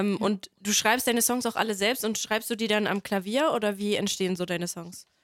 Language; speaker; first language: German; native; German